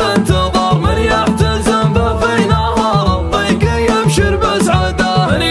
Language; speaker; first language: Arabic; native; Arabic